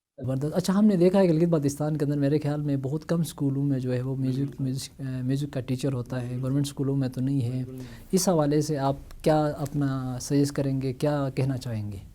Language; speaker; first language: Urdu; non-native, local second language; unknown